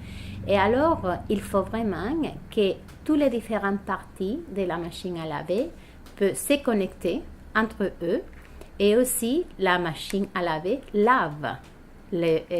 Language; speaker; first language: French; non-native, fluent; Spanish